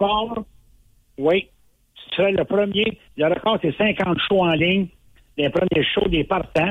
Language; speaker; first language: French; native; French